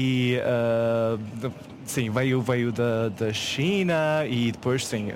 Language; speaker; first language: Portuguese; non-native, learner; Uzbek